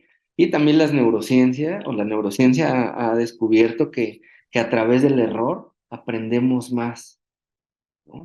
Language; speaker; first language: Spanish; native; Spanish